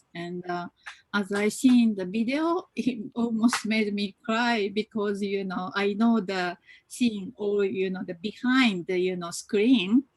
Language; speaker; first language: English; non-native, fluent; Japanese